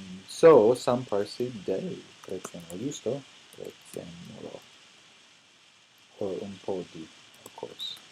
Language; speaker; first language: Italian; non-native, fluent; English